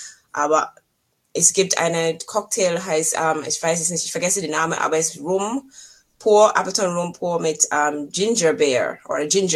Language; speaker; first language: German; non-native, fluent; English